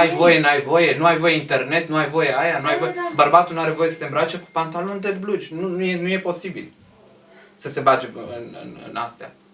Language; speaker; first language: Romanian; non-native, fluent; Arabic